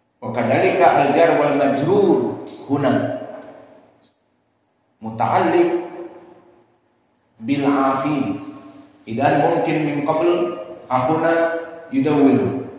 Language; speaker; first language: Arabic; non-native, learner; Indonesian